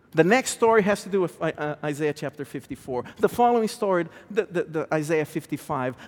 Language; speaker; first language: English; non-native, fluent; Portuguese